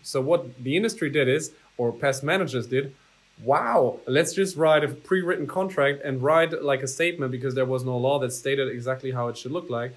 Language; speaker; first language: English; non-native, fluent; German